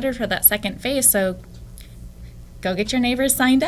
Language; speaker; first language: English; native; English